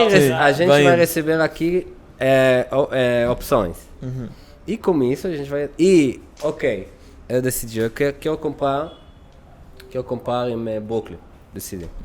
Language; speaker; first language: Portuguese; non-native, learner; Hebrew